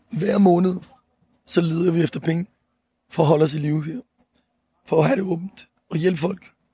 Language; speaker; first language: Danish; early bilingual, other home language; Arabic